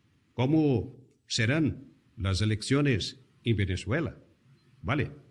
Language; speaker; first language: Spanish; non-native, fluent; Portuguese